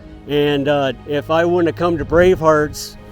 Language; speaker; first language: English; native; English